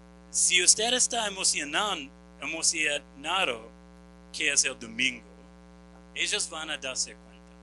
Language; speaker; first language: Spanish; non-native, fluent; English